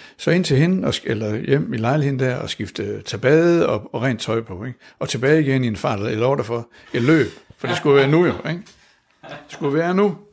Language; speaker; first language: Danish; native; Danish